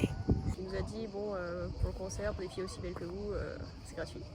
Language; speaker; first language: French; native; French